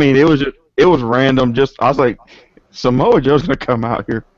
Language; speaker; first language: English; native; English